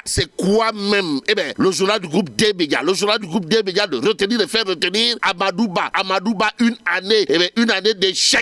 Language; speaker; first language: French; non-native, local second language; Wolof